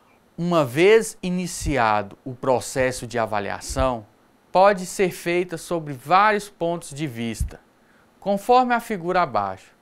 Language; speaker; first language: Portuguese; native; Portuguese